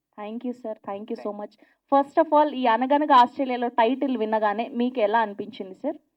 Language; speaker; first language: Telugu; native; Telugu